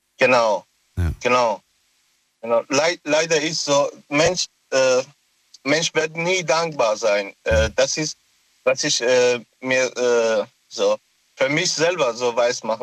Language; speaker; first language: German; non-native, local second language; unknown